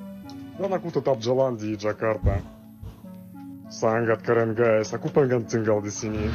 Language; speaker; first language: Indonesian; non-native, learner; Russian